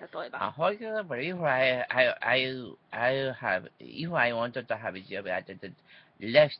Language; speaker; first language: English; non-native, learner; Japanese